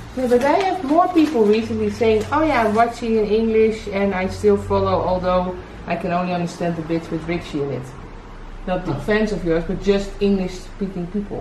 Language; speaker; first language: English; non-native, fluent; Dutch